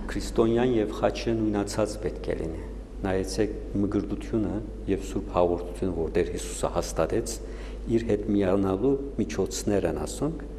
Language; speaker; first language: Armenian; native; Armenian